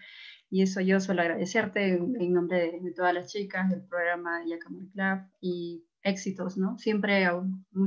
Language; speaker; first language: Spanish; native; Spanish